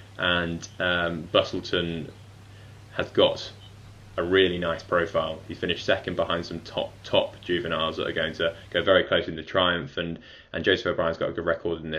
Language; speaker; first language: English; native; English